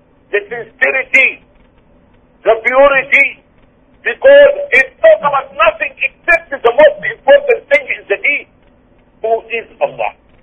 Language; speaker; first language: English; non-native, fluent; Arabic